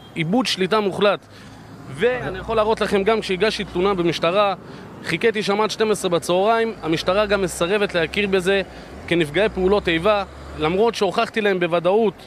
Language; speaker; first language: Hebrew; native; Hebrew